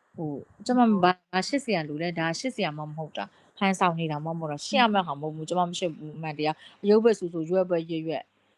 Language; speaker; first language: Burmese; native; Burmese